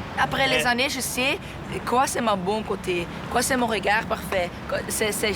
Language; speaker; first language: French; non-native, local second language; Dutch